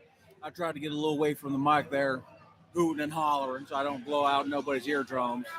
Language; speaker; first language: English; native; English